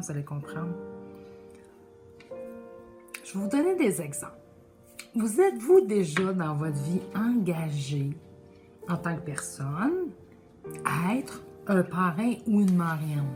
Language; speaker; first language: French; native; French